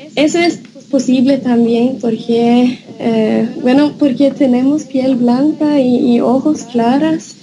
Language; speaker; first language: Spanish; non-native, fluent; Norwegian